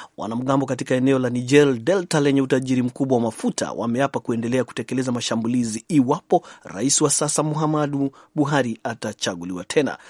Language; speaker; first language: Swahili; non-native, local second language; Kikuyu